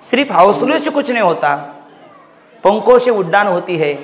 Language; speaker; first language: Hindi; non-native, local second language; Marathi